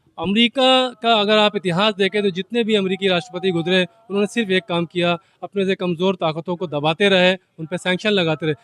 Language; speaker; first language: Urdu; native; Urdu